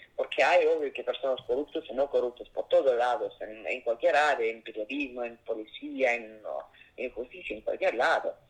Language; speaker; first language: Spanish; non-native, learner; Russian